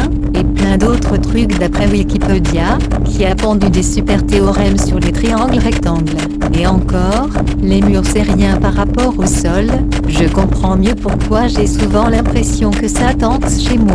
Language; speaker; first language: French; native; French